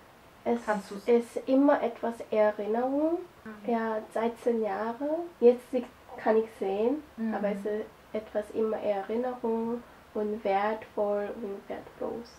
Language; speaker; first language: German; non-native, learner; Korean